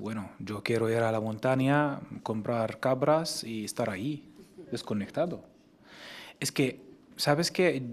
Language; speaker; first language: Spanish; non-native, fluent; Arabic